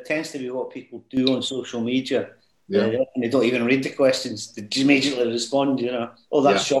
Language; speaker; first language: English; native; English